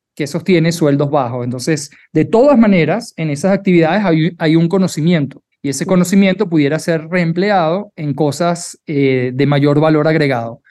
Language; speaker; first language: Spanish; native; Spanish